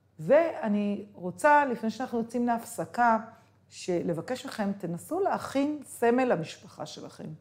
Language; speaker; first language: Hebrew; native; Hebrew